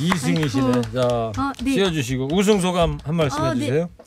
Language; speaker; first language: Korean; native; Korean